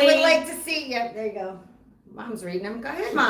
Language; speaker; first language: English; native; English